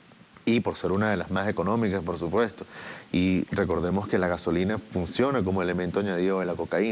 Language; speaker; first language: Spanish; native; Spanish